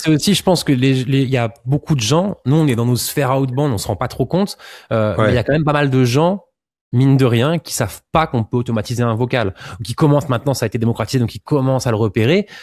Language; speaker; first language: French; native; French